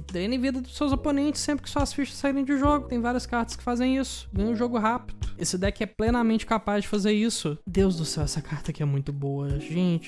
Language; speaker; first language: Portuguese; native; Portuguese